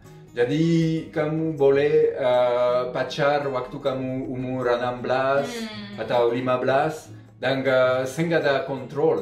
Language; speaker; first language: Indonesian; non-native, fluent; French